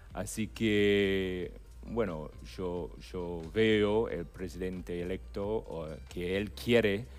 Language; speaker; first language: Spanish; non-native, fluent; English